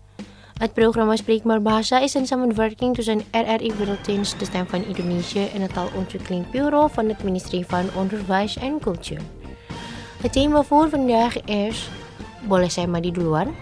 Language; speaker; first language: Dutch; non-native, learner; Indonesian